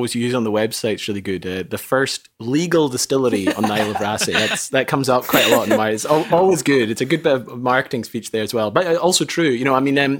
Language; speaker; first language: English; native; English